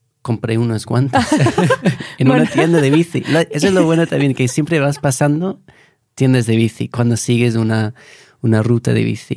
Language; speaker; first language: Spanish; non-native, fluent; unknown